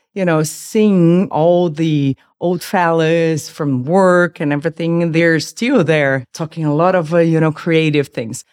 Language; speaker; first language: English; non-native, fluent; Portuguese